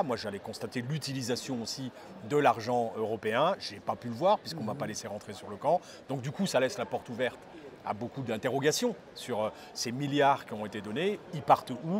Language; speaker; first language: French; native; French